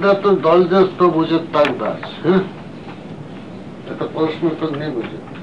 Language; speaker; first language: Russian; non-native, learner; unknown